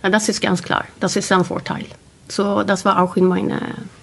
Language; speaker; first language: German; non-native, learner; Swedish